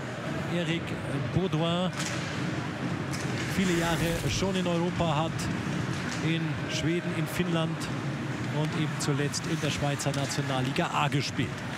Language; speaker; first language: German; native; German